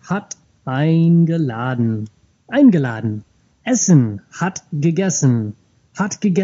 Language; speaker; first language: German; non-native, fluent; English